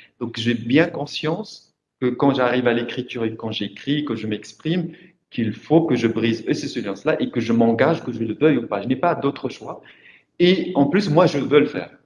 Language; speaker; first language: French; non-native, local second language; Arabic